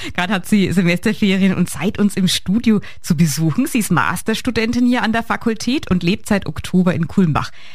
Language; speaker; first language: German; native; German